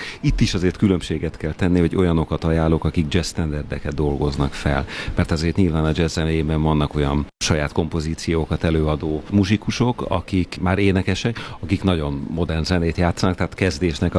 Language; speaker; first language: Hungarian; native; Hungarian